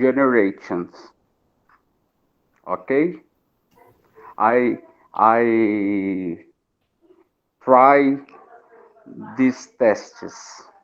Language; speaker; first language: English; non-native, learner; Portuguese